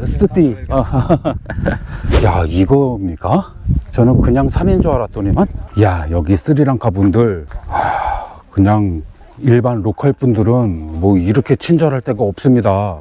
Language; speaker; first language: Korean; native; Korean